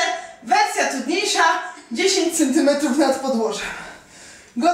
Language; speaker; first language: Polish; native; Polish